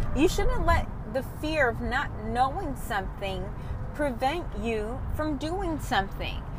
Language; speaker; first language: English; early bilingual, other home language; Spanish